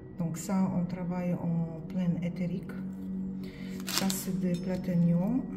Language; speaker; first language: French; non-native, fluent; Polish